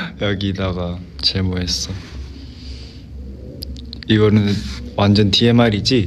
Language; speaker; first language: Korean; non-native, fluent; Chinese